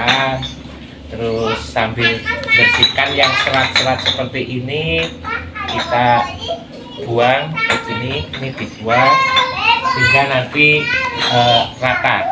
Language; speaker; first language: Indonesian; non-native, local second language; Javanese